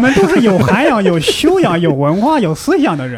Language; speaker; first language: Chinese; native; Chinese